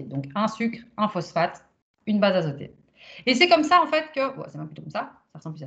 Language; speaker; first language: French; native; French